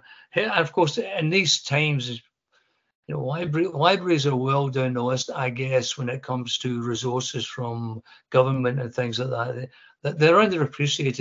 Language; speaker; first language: English; native; English